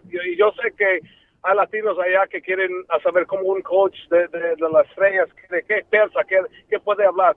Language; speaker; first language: Spanish; early bilingual, heritage; Spanish